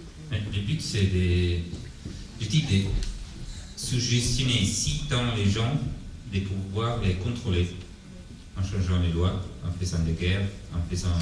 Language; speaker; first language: French; non-native, fluent; Italian